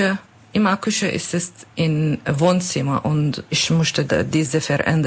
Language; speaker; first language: German; non-native, learner; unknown